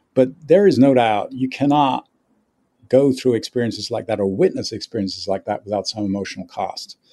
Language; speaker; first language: English; native; English